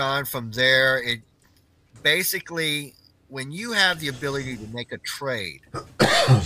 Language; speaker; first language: English; native; English